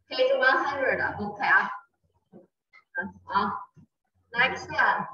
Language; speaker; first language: English; non-native, learner; Chinese